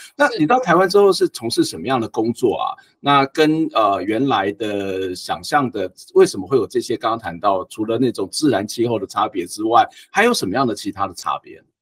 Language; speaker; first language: Chinese; native; Chinese